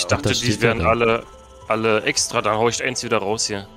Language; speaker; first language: German; native; German